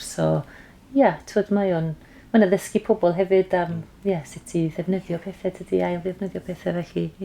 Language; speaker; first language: Welsh; native; Welsh